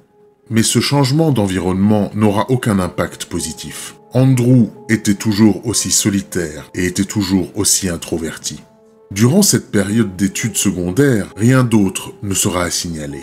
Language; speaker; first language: French; native; French